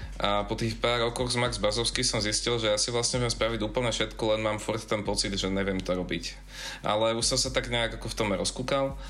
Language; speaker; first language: Slovak; native; Slovak